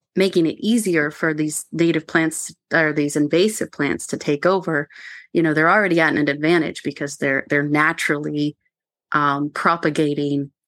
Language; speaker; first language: English; native; English